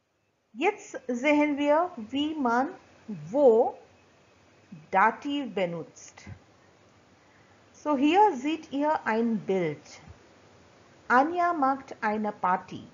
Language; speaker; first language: German; non-native, fluent; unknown